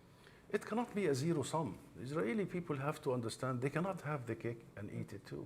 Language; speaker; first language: English; non-native, fluent; Arabic